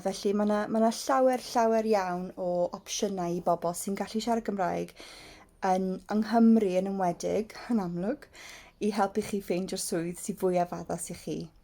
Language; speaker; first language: Welsh; non-native, local second language; English